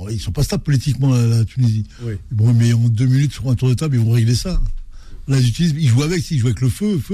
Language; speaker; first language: French; native; French